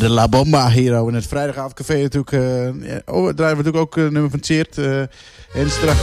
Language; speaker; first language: Dutch; native; Dutch